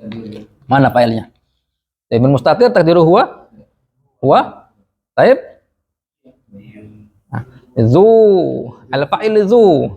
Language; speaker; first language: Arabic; non-native, fluent; Indonesian